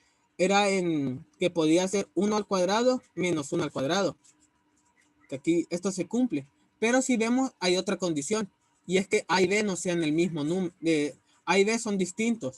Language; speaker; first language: Spanish; native; Spanish